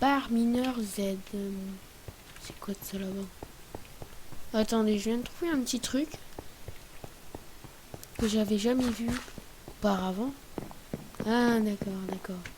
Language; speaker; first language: French; native; French